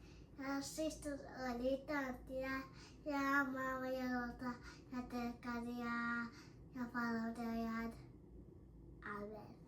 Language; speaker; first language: Finnish; early bilingual, other home language; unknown